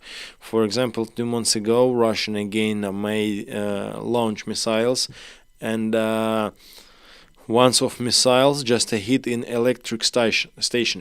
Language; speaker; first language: English; non-native, learner; Ukrainian